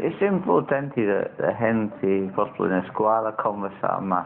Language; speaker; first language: Spanish; non-native, learner; English